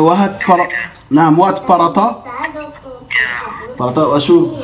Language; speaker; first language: Arabic; non-native, learner; French